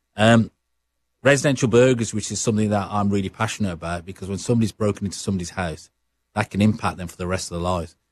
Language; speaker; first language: English; native; English